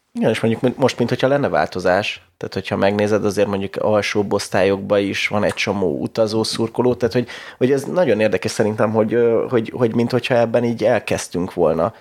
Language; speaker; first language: Hungarian; native; Hungarian